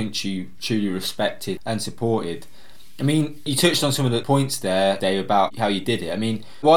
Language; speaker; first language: English; native; English